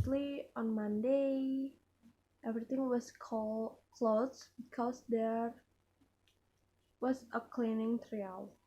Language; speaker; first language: English; non-native, learner; Indonesian